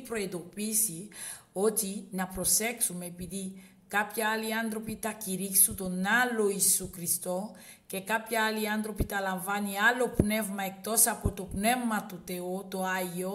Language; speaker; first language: Greek; non-native, learner; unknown